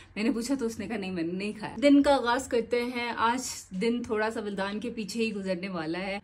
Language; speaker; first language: Urdu; native; Urdu